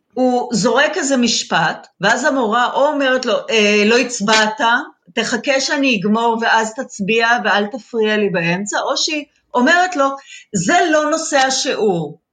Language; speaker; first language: Hebrew; native; Hebrew